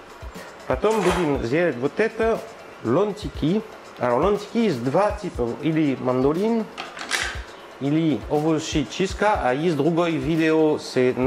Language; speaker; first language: Russian; non-native, learner; French